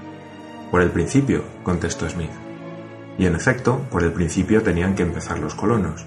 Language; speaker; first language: Spanish; native; Spanish